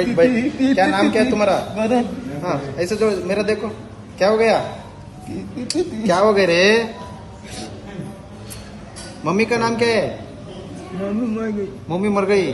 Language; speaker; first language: Hindi; non-native, local second language; Kannada